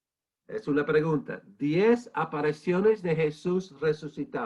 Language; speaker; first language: Spanish; non-native, fluent; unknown